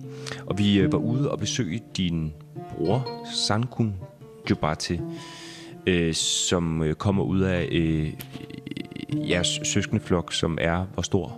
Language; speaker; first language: Danish; native; Danish